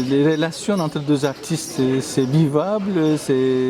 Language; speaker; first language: French; non-native, fluent; Turkish